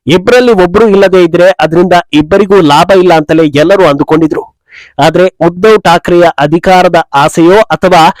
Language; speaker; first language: Kannada; native; Kannada